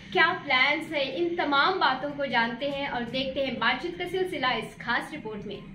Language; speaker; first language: Hindi; native; Hindi